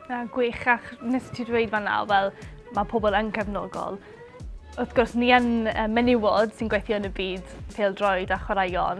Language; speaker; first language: Welsh; non-native, local second language; English